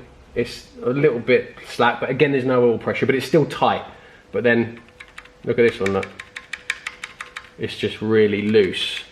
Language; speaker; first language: English; native; English